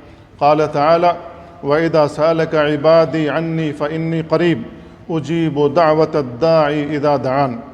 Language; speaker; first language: Arabic; non-native, fluent; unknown